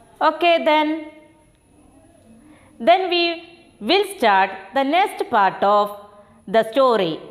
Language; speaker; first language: English; non-native, local second language; Malayalam